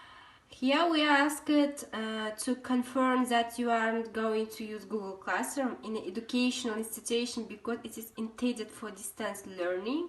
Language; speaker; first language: English; non-native, learner; Kazakh